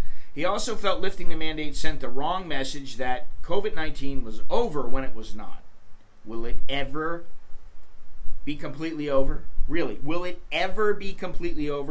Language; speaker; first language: English; native; English